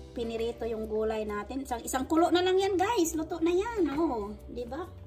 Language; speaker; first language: Filipino; non-native, local second language; Cebuano